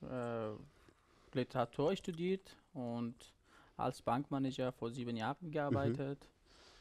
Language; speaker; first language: German; non-native, learner; Persian